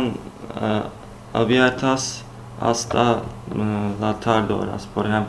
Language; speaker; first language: Spanish; non-native, learner; Turkish